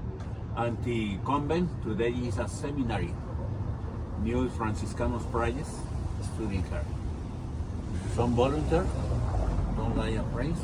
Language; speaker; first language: English; non-native, learner; Spanish